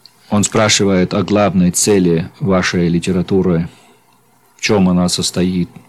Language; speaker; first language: Russian; non-native, fluent; English